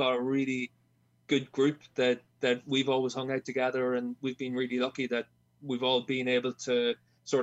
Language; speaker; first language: English; native; English